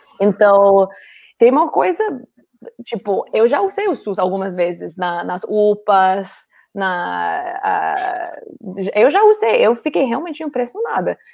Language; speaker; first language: Portuguese; non-native, fluent; English